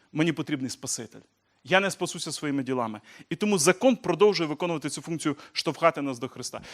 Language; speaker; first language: Ukrainian; native; Ukrainian